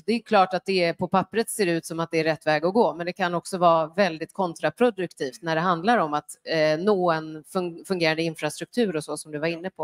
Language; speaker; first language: Swedish; native; Swedish